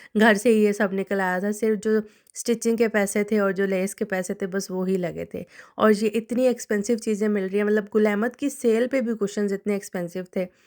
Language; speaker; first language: Urdu; non-native, local second language; Punjabi